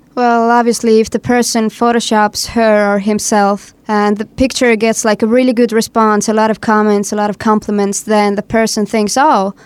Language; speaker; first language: English; non-native, fluent; Estonian